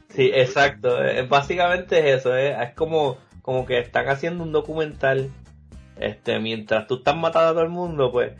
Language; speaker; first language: Spanish; native; Spanish